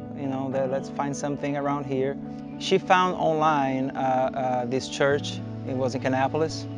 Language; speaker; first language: English; non-native, fluent; Portuguese